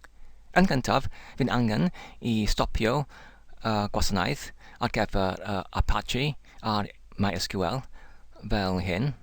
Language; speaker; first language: Welsh; non-native, learner; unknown